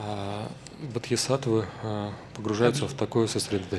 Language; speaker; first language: Russian; native; Russian